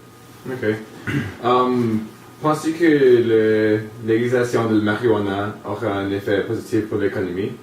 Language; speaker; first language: French; non-native, local second language; English